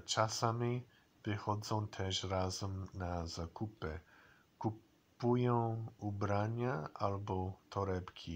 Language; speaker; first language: Polish; non-native, learner; English